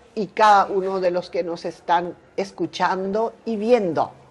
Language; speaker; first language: Spanish; native; Spanish